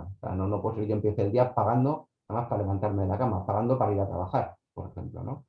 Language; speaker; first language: Spanish; native; Spanish